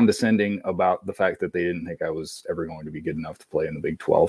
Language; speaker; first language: English; native; English